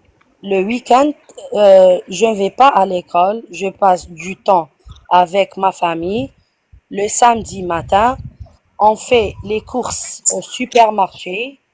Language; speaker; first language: French; non-native, learner; Arabic